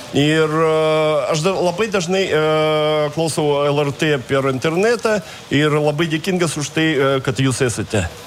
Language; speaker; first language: Lithuanian; non-native, fluent; Russian